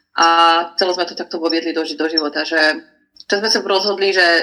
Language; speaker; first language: Slovak; non-native, fluent; Croatian